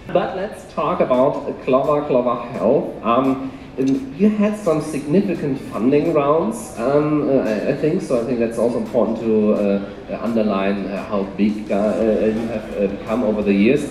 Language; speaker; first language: English; non-native, fluent; German